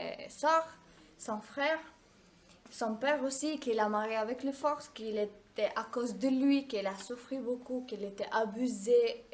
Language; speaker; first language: French; non-native, learner; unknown